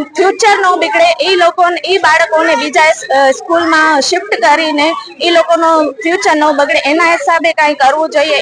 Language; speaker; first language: Gujarati; non-native, local second language; Sindhi